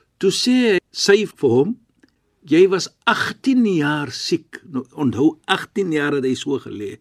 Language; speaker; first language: Afrikaans; non-native, fluent; Arabic